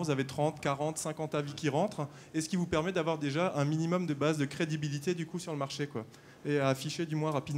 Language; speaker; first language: French; native; French